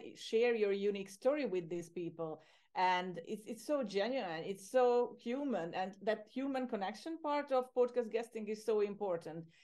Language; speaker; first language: English; non-native, fluent; Hungarian